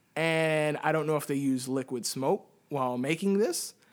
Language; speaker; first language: English; early bilingual, heritage; Spanish